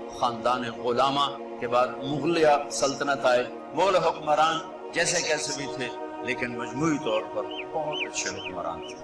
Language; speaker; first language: Urdu; non-native, local second language; Punjabi